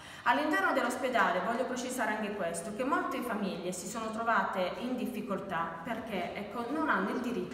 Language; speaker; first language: Italian; native; Italian